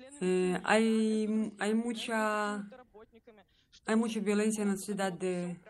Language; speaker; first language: Spanish; non-native, learner; Russian